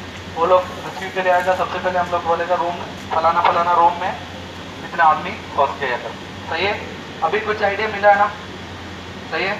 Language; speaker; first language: Hindi; non-native, local second language; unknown